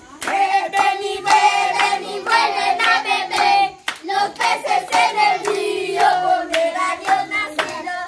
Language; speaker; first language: Spanish; native; Spanish